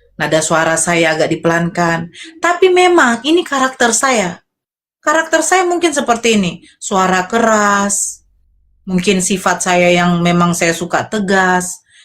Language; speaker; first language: Indonesian; native; Indonesian